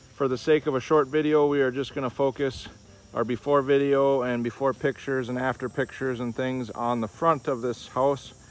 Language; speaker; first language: English; native; English